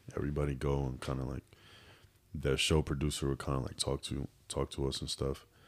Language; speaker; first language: English; native; English